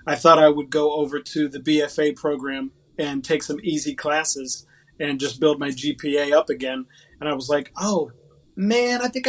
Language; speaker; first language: English; native; English